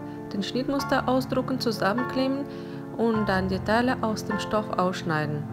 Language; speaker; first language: German; non-native, fluent; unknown